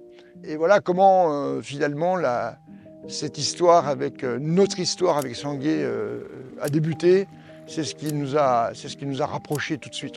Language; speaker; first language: French; native; French